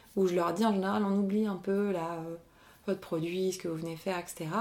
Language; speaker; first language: French; native; French